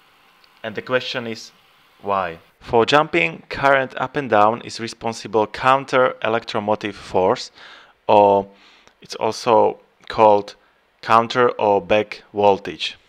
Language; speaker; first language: English; non-native, fluent; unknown